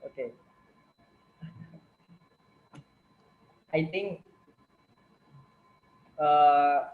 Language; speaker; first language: English; non-native, learner; Indonesian